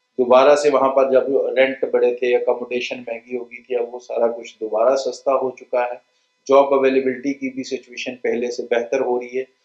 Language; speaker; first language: Hindi; non-native, local second language; Punjabi